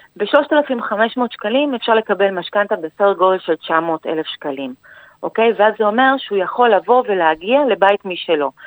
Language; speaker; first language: Hebrew; early bilingual, other home language; Spanish